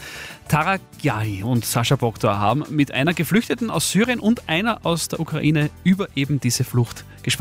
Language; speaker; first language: German; native; German